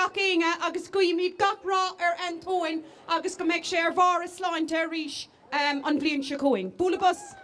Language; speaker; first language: Irish; native; Irish